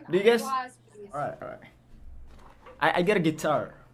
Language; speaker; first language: English; non-native, learner; Indonesian